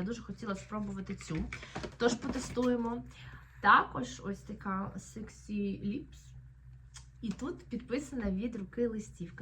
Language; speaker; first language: Ukrainian; native; Ukrainian